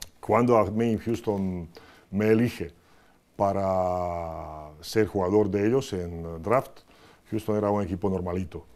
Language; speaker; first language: Spanish; non-native, fluent; Croatian